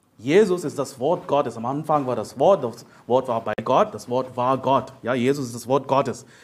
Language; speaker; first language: German; non-native, fluent; Telugu